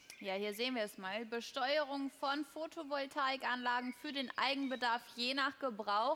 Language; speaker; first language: German; native; German